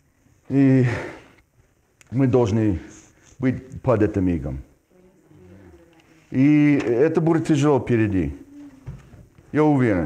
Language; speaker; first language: Russian; non-native, fluent; English